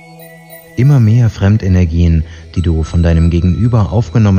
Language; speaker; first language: German; native; German